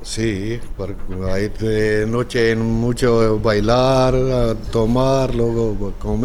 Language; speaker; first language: Spanish; non-native, learner; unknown